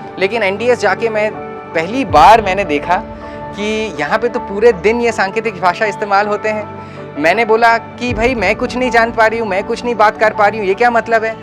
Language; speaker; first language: Hindi; native; Hindi